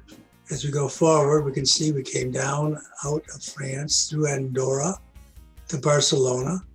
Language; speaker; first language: English; native; English